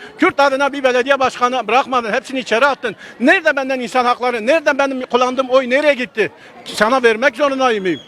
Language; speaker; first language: Turkish; non-native, local second language; Kurdish